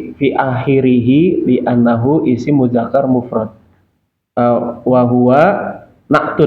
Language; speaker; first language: Arabic; non-native, learner; Indonesian